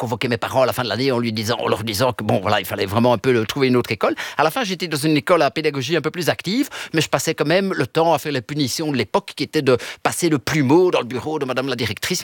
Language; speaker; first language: French; early bilingual, other home language; Italian